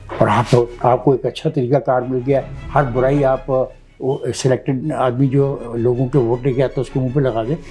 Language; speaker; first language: Urdu; non-native, local second language; Punjabi